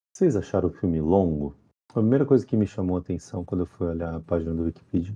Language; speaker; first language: Portuguese; native; Portuguese